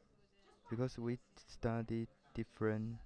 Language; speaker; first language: English; non-native, learner; Chinese